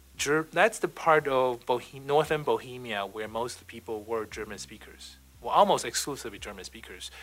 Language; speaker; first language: English; non-native, fluent; Chinese